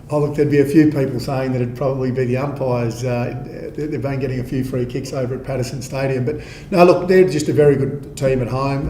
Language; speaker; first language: English; native; English